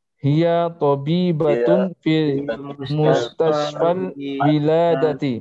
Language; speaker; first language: Arabic; non-native, learner; Indonesian